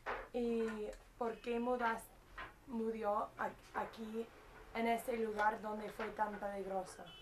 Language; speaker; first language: Spanish; non-native, learner; English